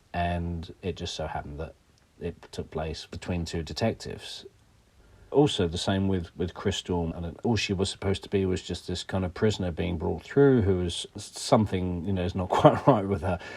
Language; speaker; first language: English; native; English